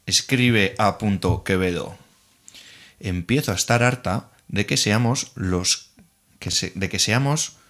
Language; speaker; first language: Spanish; non-native, local second language; Basque